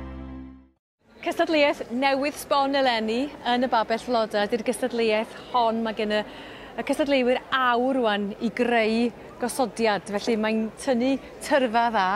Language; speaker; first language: Welsh; native; Welsh